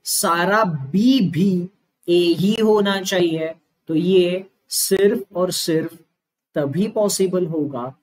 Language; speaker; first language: Hindi; non-native, local second language; Marathi